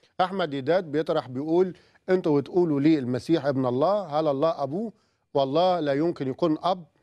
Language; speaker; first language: Arabic; native; Arabic